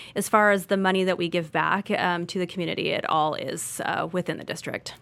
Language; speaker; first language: English; native; English